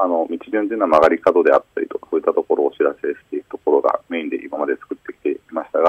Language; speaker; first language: Japanese; native; Japanese